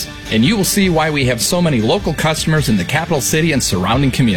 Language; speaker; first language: English; native; English